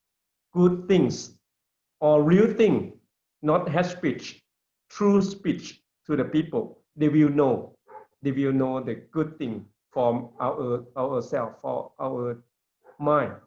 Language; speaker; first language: English; non-native, learner; Lao